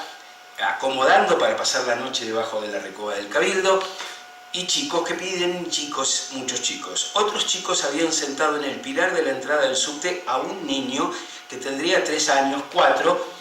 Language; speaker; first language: Spanish; native; Spanish